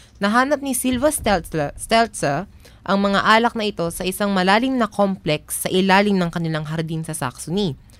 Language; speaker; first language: Filipino; native; Filipino